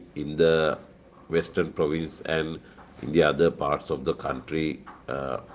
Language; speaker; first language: English; non-native, local second language; Sinhala